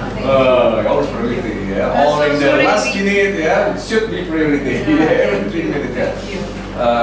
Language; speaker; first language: English; non-native, learner; Indonesian